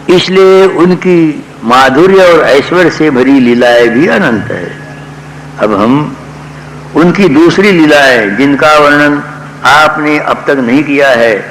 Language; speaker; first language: Hindi; non-native, local second language; Marathi